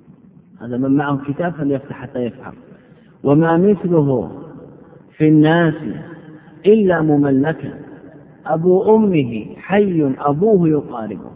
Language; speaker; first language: Arabic; native; Arabic